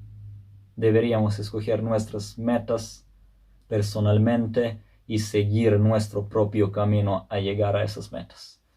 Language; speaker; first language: Spanish; non-native, fluent; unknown